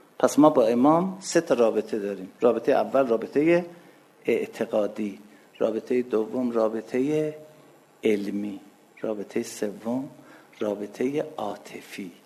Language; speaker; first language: Persian; non-native, local second language; Azerbaijani